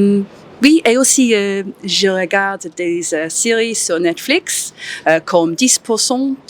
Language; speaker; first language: French; non-native, learner; English